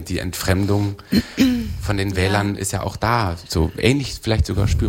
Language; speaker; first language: German; native; German